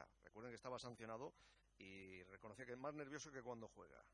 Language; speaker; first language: Spanish; native; Spanish